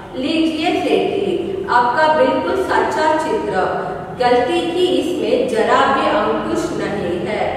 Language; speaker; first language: Hindi; non-native, local second language; Kannada